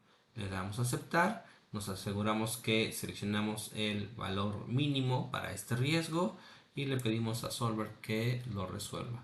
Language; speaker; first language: Spanish; native; Spanish